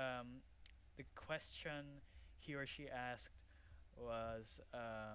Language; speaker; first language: English; non-native, local second language; Filipino